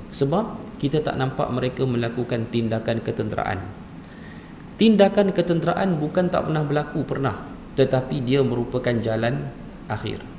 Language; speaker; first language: Malay; native; Malay